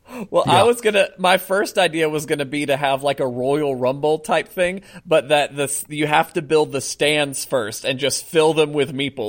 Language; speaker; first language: English; native; English